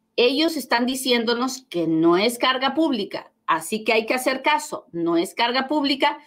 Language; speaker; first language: Spanish; native; Spanish